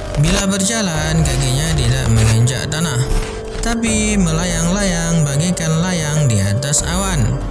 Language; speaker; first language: Malay; non-native, local second language; Achinese